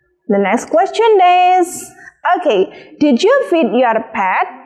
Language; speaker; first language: English; non-native, fluent; Indonesian